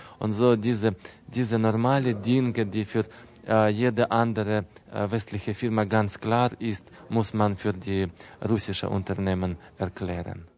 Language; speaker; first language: German; non-native, learner; Russian